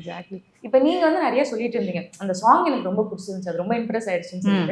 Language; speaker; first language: Tamil; native; Tamil